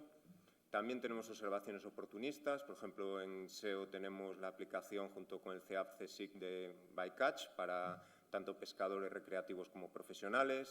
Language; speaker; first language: Spanish; native; Spanish